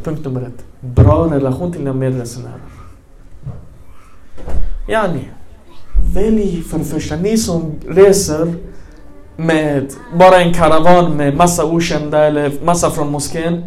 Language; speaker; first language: Swedish; early bilingual, other home language; Arabic